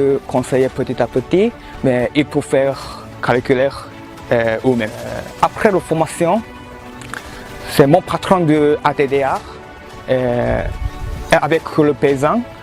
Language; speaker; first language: French; non-native, learner; Japanese